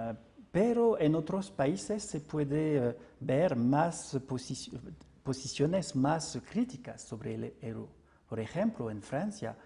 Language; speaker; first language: Spanish; non-native, fluent; French